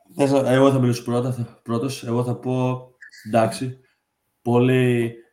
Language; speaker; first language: Greek; early bilingual, heritage; Greek